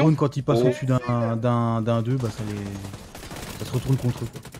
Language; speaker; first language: French; native; French